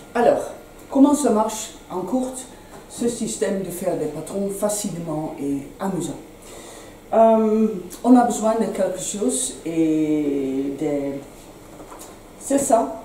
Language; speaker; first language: French; non-native, learner; Dutch